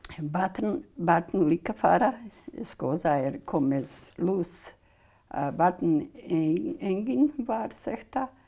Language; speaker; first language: Icelandic; non-native, learner; Serbian